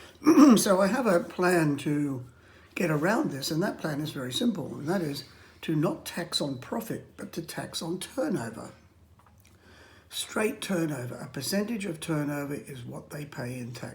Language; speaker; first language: English; native; English